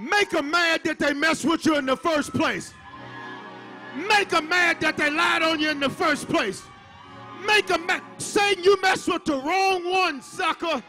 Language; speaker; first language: English; native; English